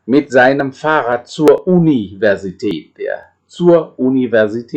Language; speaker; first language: German; non-native, fluent; Indonesian